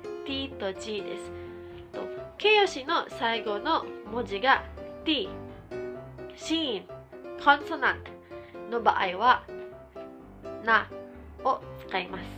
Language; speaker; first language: Japanese; non-native, local second language; Filipino